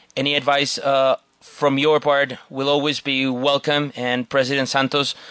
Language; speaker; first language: English; non-native, fluent; Spanish